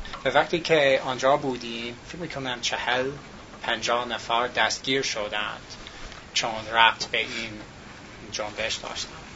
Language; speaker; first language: Tajik; non-native, learner; English